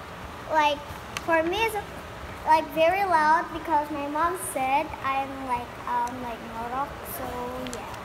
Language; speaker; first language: English; early bilingual, other home language; Indonesian